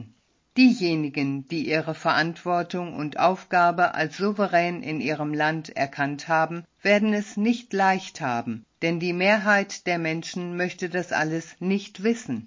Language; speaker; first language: German; native; German